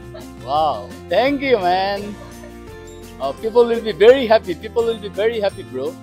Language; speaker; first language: English; non-native, learner; Bangla